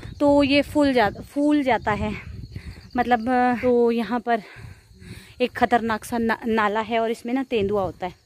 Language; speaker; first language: Hindi; non-native, local second language; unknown